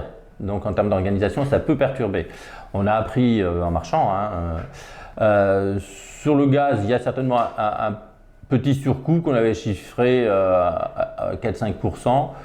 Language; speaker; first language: French; native; French